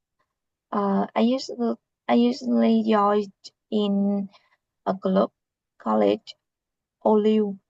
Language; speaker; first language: English; non-native, learner; Vietnamese